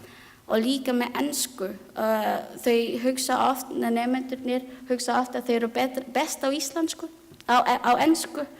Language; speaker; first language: Icelandic; non-native, learner; Filipino